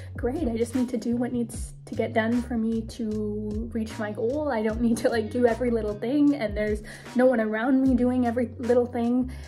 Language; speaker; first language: English; native; English